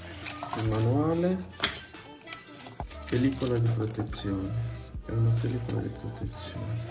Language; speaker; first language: Italian; non-native, fluent; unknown